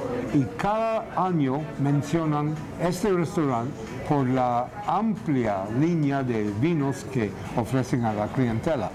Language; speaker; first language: Spanish; non-native, fluent; English